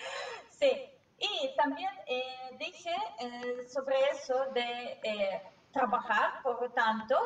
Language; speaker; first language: Spanish; non-native, fluent; Serbian